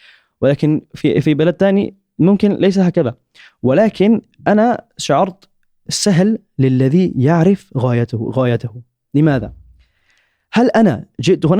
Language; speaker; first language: Arabic; non-native, learner; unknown